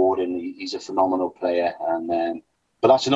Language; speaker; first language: English; native; English